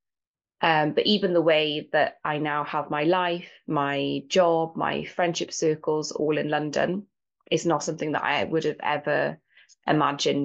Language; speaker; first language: English; native; English